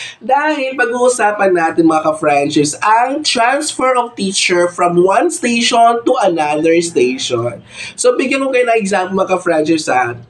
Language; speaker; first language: Filipino; non-native, local second language; Cebuano